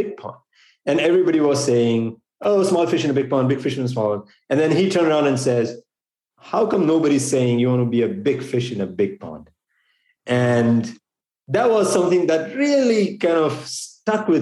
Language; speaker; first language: English; non-native, local second language; Gujarati